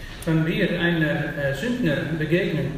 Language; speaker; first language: German; non-native, fluent; Dutch